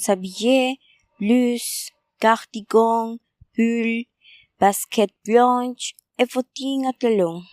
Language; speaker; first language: French; non-native, learner; Spanish